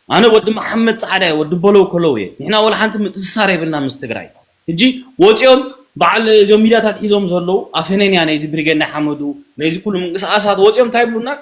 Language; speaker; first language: Tigrinya; early bilingual, heritage; Tigrinya